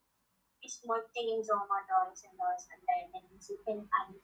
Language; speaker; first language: German; non-native, learner; Bangla